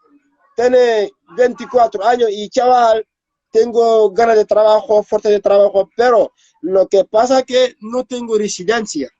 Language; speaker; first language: Spanish; non-native, learner; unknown